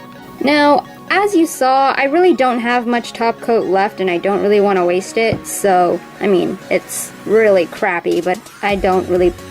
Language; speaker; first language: English; native; English